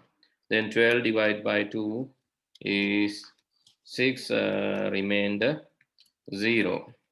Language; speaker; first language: English; non-native, local second language; Sinhala